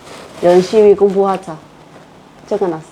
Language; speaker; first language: Korean; non-native, learner; Vietnamese